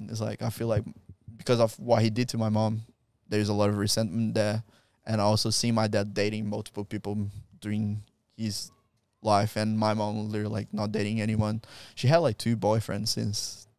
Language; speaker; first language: English; non-native, fluent; Portuguese